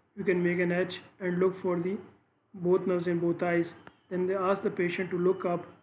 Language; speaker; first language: English; non-native, local second language; Urdu